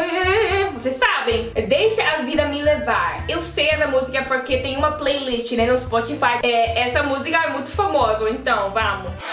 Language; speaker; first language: Portuguese; non-native, learner; Dutch